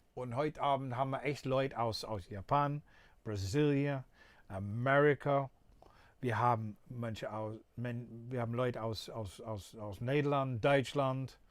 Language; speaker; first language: German; non-native, fluent; English